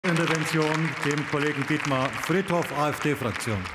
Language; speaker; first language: German; native; German